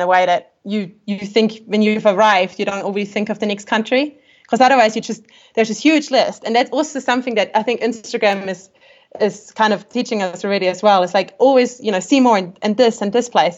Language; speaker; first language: English; non-native, fluent; German